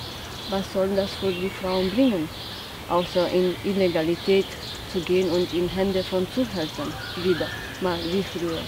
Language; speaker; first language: German; non-native, fluent; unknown